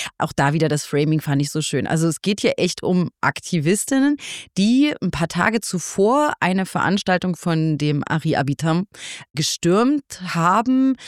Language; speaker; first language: German; native; German